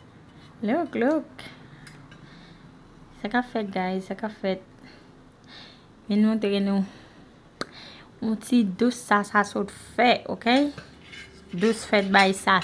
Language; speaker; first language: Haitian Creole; early bilingual, heritage; Haitian Creole